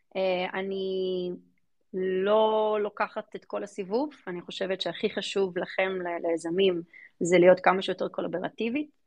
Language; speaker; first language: Hebrew; early bilingual, other home language; English